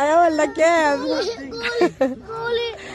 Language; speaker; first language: Arabic; non-native, learner; Bangla